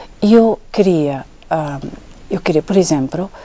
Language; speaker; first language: Portuguese; non-native, fluent; Japanese